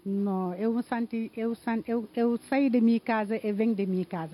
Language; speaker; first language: Portuguese; non-native, learner; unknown